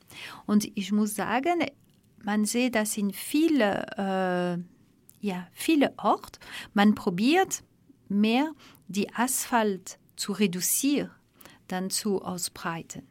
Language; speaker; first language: German; non-native, fluent; French